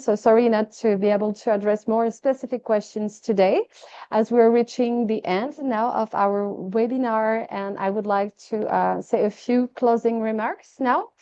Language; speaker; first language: English; non-native, fluent; French